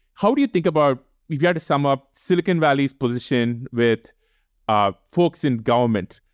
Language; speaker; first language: English; non-native, local second language; Tamil